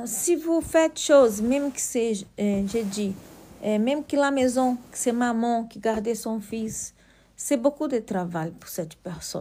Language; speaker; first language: French; non-native, learner; Portuguese